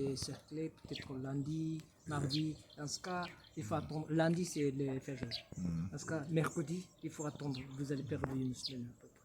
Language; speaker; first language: French; non-native, fluent; Japanese